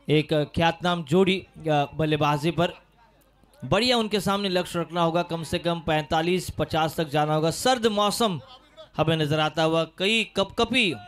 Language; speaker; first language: Hindi; non-native, local second language; Marathi